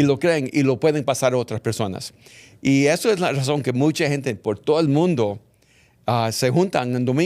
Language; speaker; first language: Spanish; early bilingual, heritage; English